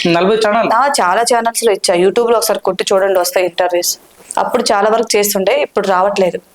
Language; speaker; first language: Telugu; native; Telugu